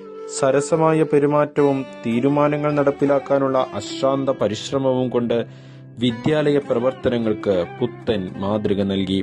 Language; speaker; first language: Malayalam; native; Malayalam